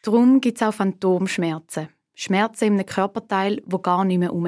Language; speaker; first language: German; native; German